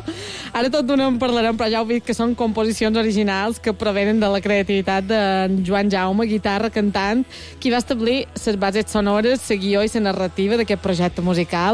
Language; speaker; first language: Catalan; native; Catalan